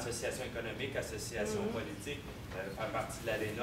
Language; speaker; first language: French; native; French